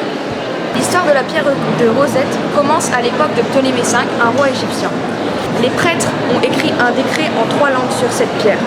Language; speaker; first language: French; native; French